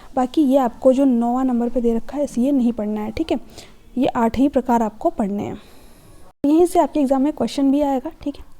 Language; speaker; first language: Hindi; native; Hindi